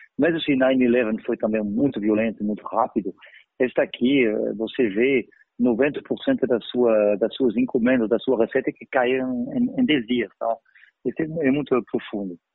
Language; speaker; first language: Portuguese; non-native, fluent; French